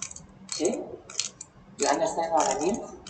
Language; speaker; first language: English; non-native, learner; Khmer